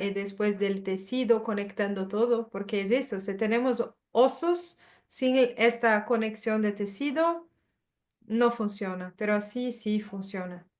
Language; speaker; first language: Spanish; non-native, learner; Portuguese